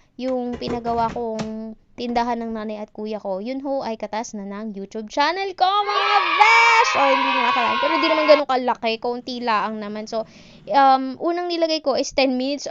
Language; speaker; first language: Filipino; native; Filipino